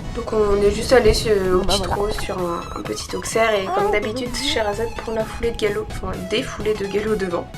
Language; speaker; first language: French; native; French